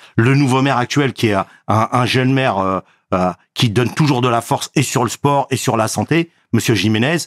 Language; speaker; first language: French; native; French